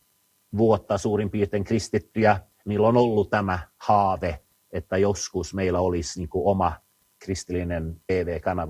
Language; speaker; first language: Finnish; non-native, fluent; Swedish